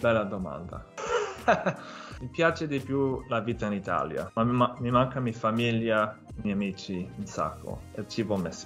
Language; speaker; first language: Italian; non-native, fluent; English